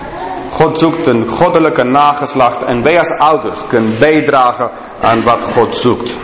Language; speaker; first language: Dutch; non-native, fluent; English